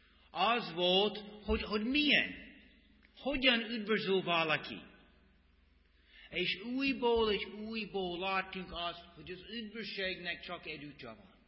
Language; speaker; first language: Hungarian; non-native, fluent; English